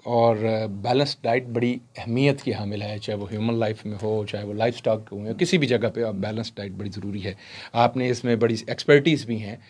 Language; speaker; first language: Urdu; non-native, local second language; Punjabi